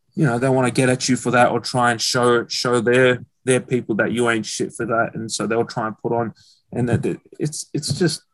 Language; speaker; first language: English; native; English